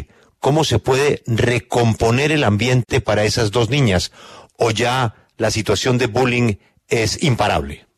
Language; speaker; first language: Spanish; native; Spanish